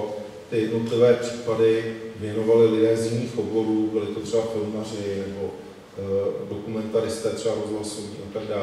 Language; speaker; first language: Czech; native; Czech